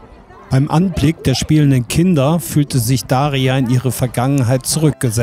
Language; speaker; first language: German; native; German